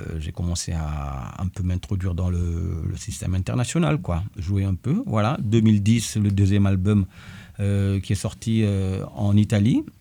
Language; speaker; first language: French; non-native, local second language; Wolof